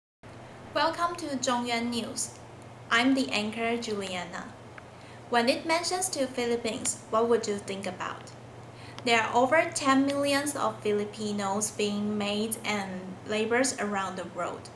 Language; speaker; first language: English; non-native, learner; Chinese